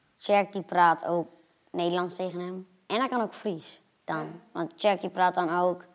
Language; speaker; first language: Dutch; early bilingual, other home language; German